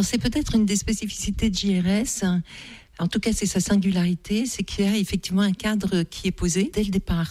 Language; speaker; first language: French; native; French